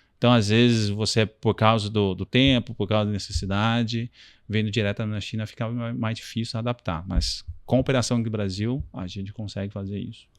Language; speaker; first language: Portuguese; non-native, fluent; Chinese